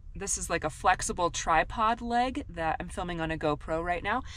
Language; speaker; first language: English; native; English